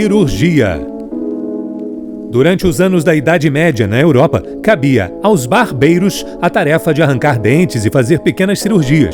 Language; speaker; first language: Portuguese; native; Portuguese